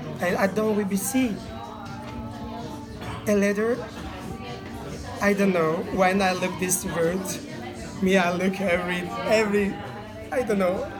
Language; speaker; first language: English; non-native, learner; Italian